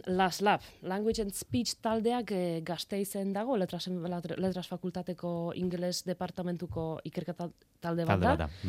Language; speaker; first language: Basque; non-native, fluent; Polish